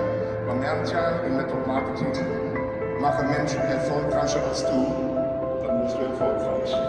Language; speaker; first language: German; non-native, fluent; Romanian